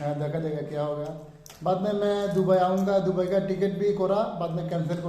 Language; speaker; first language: Hindi; non-native, learner; Bangla